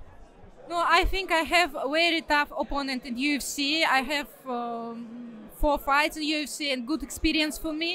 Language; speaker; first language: English; non-native, learner; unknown